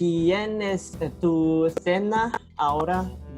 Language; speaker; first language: Spanish; non-native, learner; Cantonese